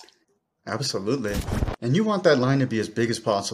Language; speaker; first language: English; native; English